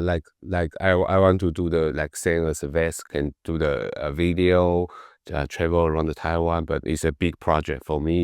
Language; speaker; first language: English; non-native, learner; Chinese